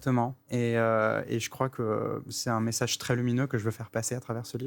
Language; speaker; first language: French; native; French